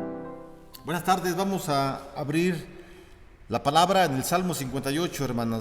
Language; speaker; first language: Spanish; native; Spanish